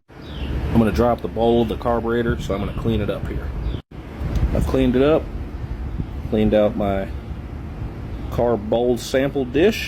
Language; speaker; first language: English; native; English